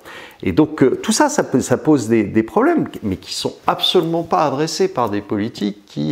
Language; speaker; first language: French; native; French